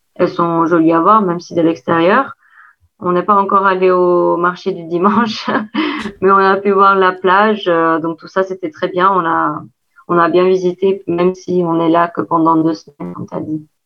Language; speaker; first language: French; non-native, fluent; Albanian